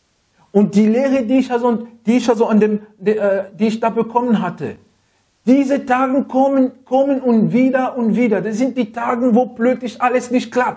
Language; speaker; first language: German; non-native, fluent; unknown